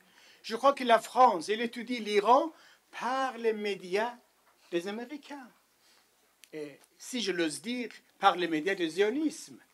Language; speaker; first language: French; non-native, fluent; Persian